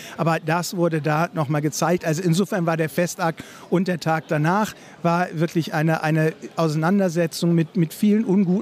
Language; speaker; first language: German; native; German